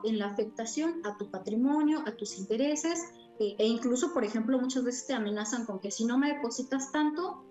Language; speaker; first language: Spanish; native; Spanish